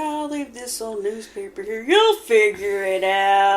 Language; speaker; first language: English; native; English